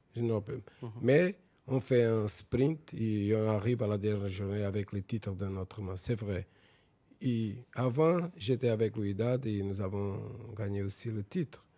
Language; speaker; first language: French; non-native, fluent; Portuguese